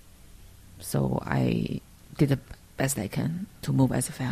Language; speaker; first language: English; non-native, fluent; Chinese